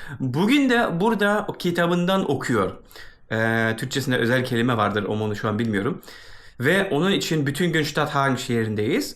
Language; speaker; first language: Turkish; early bilingual, heritage; Turkish